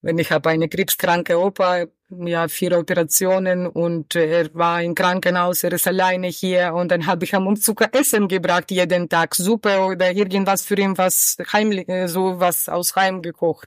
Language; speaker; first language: German; non-native, learner; Ukrainian